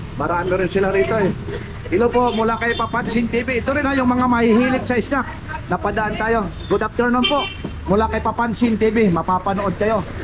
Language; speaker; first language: Filipino; native; Filipino